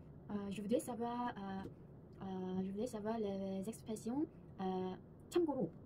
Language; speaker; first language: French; non-native, learner; Korean